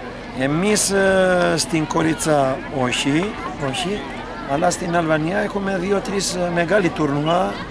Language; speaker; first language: Greek; non-native, learner; Albanian